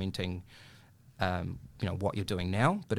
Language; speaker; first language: English; native; English